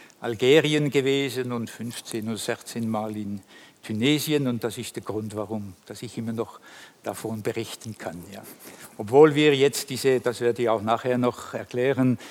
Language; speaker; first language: German; non-native, local second language; French